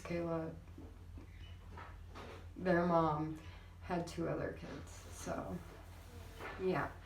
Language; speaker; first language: English; native; English